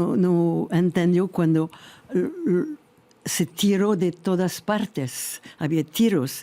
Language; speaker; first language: Spanish; non-native, fluent; French